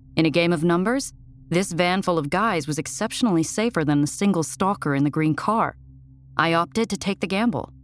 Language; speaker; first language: English; native; English